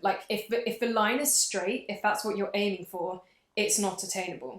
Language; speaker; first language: English; native; English